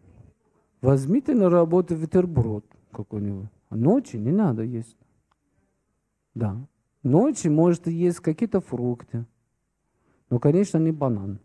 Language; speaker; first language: Russian; non-native, fluent; Persian